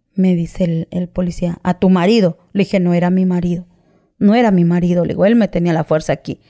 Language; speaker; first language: Spanish; native; Spanish